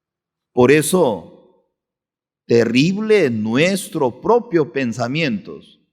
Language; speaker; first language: Spanish; non-native, fluent; Korean